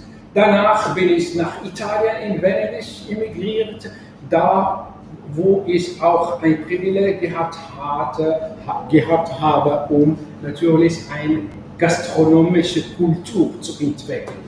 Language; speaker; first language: German; non-native, fluent; Arabic